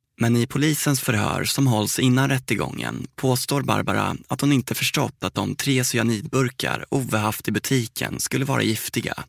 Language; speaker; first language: Swedish; native; Swedish